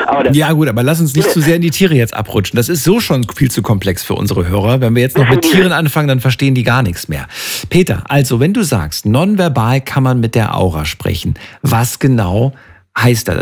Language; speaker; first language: German; native; German